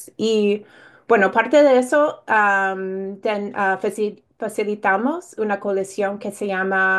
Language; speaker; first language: Spanish; non-native, fluent; English